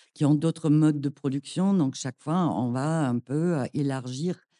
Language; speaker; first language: French; non-native, fluent; German